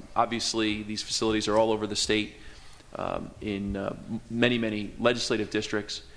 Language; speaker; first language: English; native; English